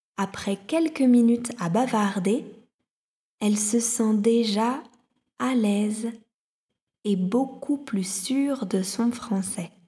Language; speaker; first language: French; native; French